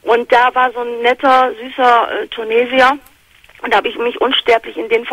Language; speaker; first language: German; native; German